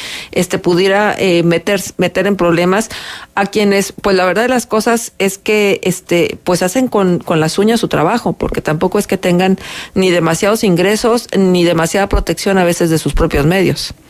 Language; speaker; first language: Spanish; native; Spanish